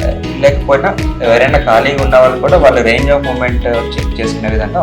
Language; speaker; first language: Telugu; native; Telugu